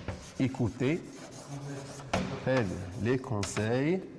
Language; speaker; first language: French; non-native, local second language; Arabic